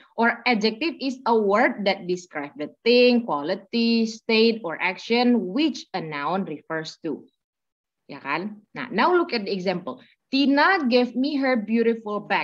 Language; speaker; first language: English; non-native, fluent; Indonesian